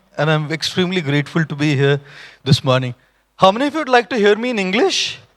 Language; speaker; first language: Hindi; non-native, local second language; Marathi